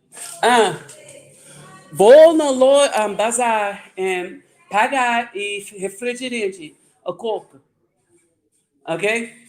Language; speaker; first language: Portuguese; non-native, learner; English